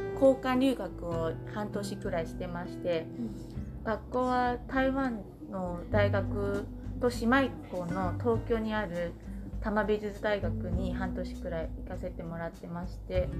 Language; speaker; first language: Japanese; non-native, fluent; Chinese